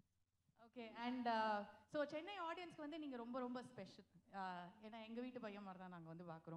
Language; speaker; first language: Tamil; native; Tamil